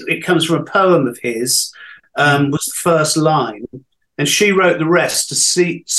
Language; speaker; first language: English; native; English